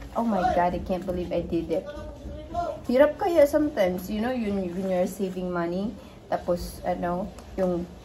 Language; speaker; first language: Filipino; non-native, local second language; Cebuano